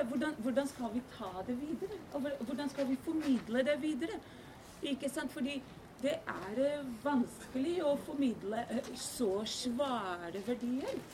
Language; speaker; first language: Norwegian; non-native, fluent; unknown